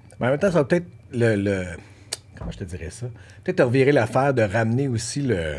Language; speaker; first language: French; native; French